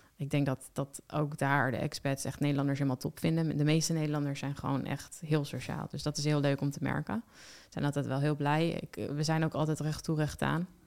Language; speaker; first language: Dutch; native; Dutch